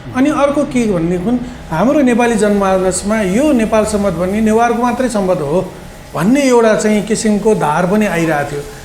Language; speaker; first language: Nepali; non-native, local second language; Newari